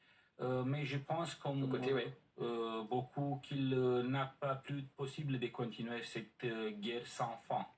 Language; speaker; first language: French; non-native, learner; Romanian